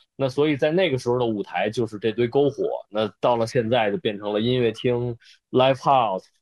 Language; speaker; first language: Chinese; native; Chinese